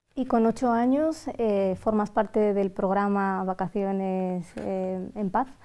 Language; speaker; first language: Spanish; native; Spanish